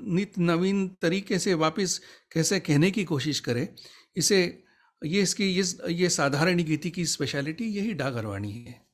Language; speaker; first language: Hindi; native; Hindi